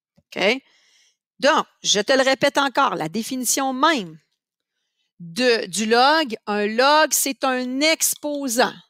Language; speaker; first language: French; native; French